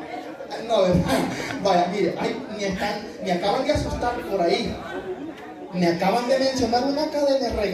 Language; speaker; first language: Spanish; native; Spanish